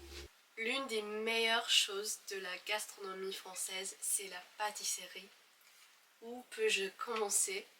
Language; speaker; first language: French; non-native, fluent; English